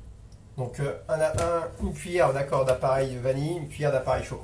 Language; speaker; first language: French; native; French